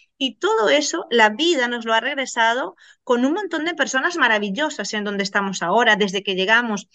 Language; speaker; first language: Spanish; native; Spanish